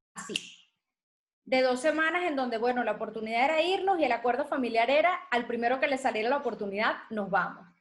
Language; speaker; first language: Spanish; native; Spanish